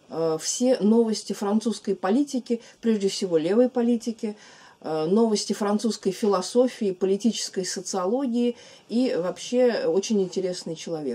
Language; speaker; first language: Russian; native; Russian